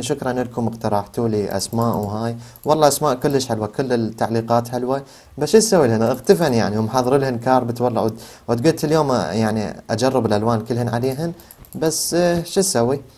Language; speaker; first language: Arabic; native; Arabic